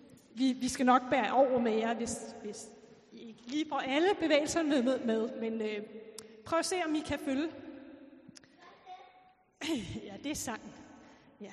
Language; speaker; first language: Danish; native; Danish